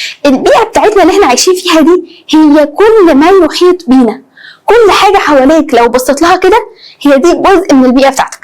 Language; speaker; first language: Arabic; native; Arabic